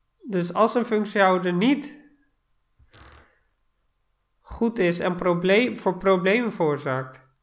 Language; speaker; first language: Dutch; non-native, fluent; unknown